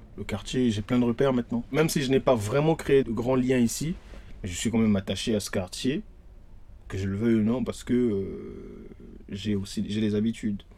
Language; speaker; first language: French; non-native, local second language; Lingala